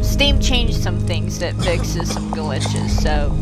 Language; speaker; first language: English; native; English